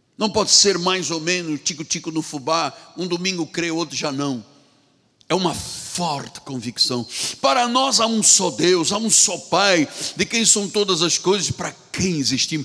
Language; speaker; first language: Portuguese; native; Portuguese